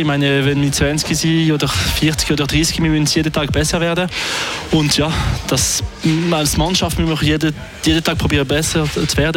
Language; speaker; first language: German; non-native, local second language; French